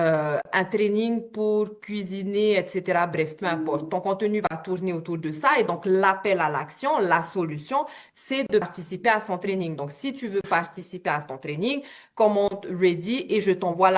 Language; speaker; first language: French; native; French